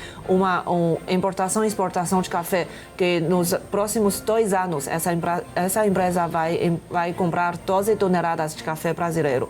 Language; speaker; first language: Portuguese; non-native, fluent; Chinese